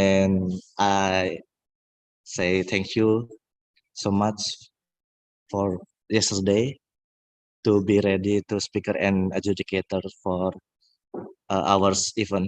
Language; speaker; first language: English; non-native, learner; Indonesian